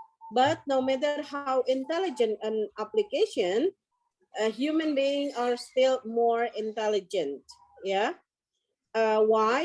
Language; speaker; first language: English; non-native, local second language; Indonesian